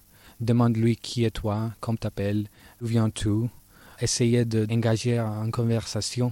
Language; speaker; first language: French; non-native, learner; Spanish